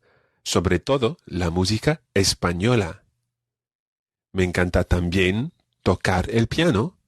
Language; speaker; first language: Spanish; non-native, fluent; English